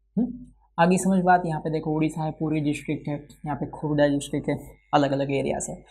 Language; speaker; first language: Hindi; non-native, local second language; Gujarati